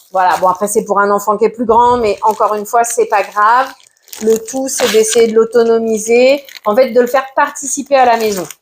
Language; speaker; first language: French; native; French